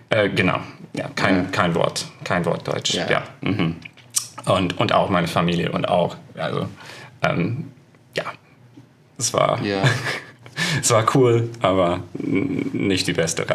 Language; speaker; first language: German; non-native, fluent; English